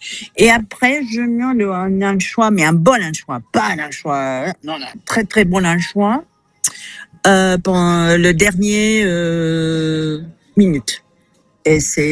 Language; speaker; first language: French; non-native, fluent; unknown